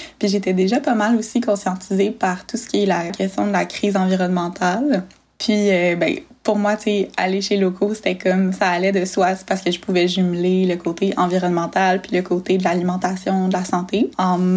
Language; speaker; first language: French; native; French